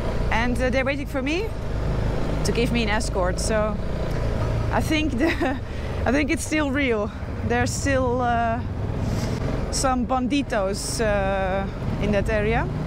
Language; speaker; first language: English; non-native, fluent; Dutch